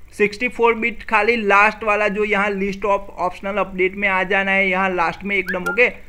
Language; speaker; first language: Hindi; non-native, local second language; Gujarati